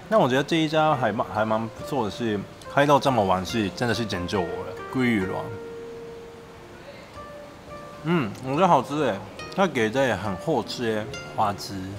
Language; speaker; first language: Chinese; non-native, fluent; Japanese